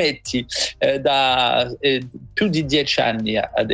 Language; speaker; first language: Italian; non-native, fluent; French